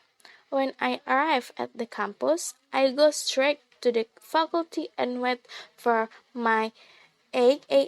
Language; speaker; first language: English; non-native, learner; Indonesian